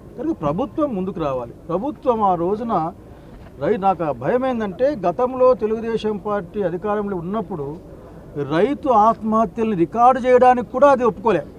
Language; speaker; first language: Telugu; native; Telugu